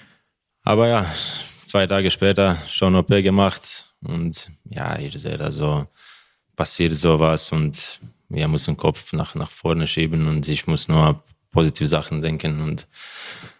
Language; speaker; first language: German; non-native, learner; Croatian